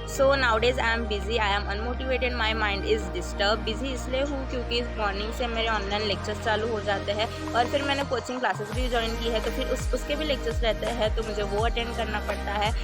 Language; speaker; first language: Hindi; non-native, local second language; Marathi